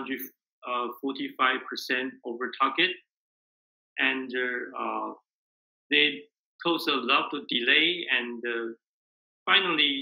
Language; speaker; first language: English; non-native, learner; Chinese